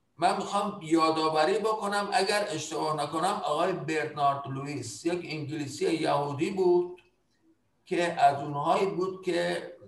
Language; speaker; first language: Persian; native; Persian